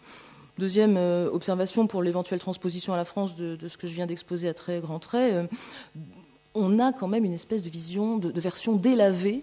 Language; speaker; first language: French; native; French